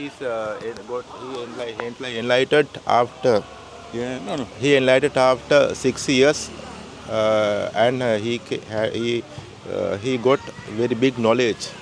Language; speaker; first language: English; non-native, local second language; Sinhala